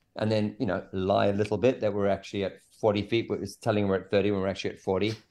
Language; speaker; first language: English; native; English